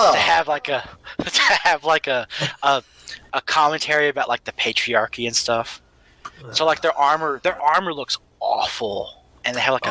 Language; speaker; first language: English; native; English